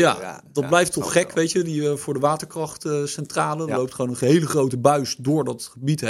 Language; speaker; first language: Dutch; native; Dutch